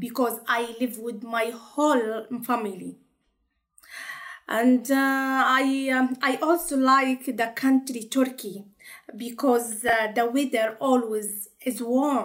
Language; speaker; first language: English; non-native, learner; Arabic